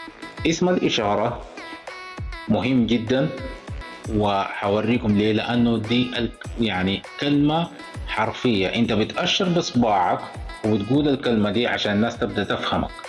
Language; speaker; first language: Arabic; native; Arabic